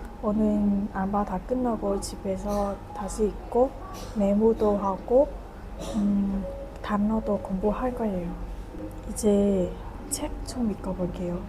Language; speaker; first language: Korean; non-native, learner; Vietnamese